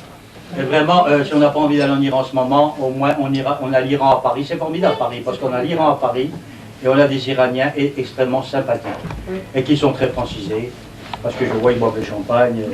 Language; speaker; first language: French; native; French